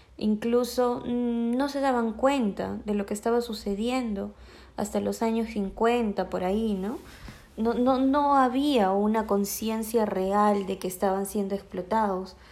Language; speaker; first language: Spanish; native; Spanish